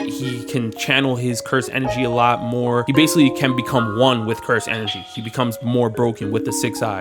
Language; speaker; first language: English; native; English